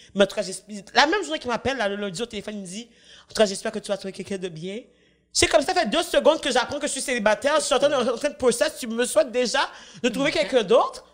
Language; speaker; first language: French; native; French